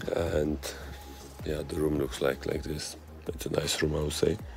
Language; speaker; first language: English; non-native, fluent; Bulgarian